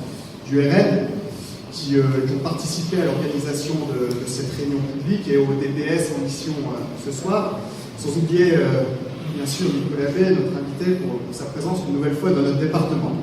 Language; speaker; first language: French; native; French